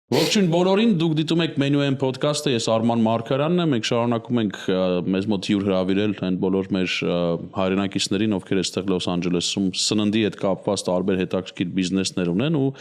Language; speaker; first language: Armenian; native; Armenian